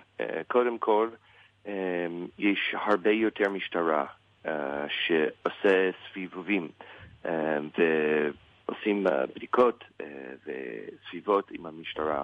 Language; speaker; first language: Hebrew; non-native, learner; English